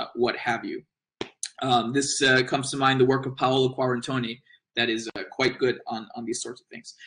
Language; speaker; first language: English; native; English